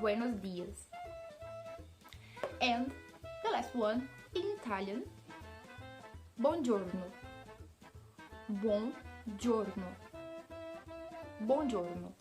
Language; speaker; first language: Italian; non-native, fluent; Portuguese